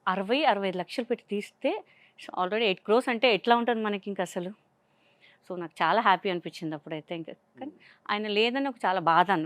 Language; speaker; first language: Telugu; non-native, local second language; Hindi